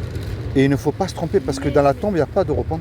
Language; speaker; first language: French; native; French